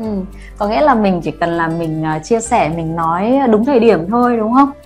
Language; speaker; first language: Vietnamese; native; Vietnamese